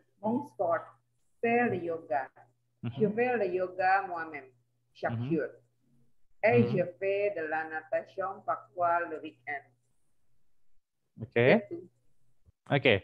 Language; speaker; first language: French; non-native, learner; Indonesian